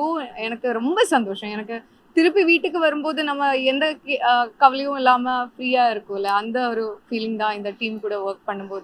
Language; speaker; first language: Tamil; non-native, fluent; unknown